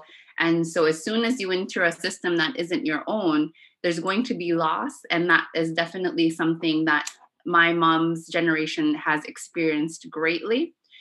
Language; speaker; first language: English; non-native, fluent; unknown